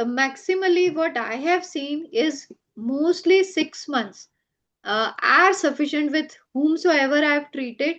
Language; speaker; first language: English; non-native, local second language; Gujarati